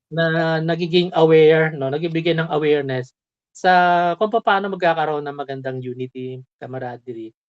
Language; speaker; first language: Filipino; non-native, local second language; Bikol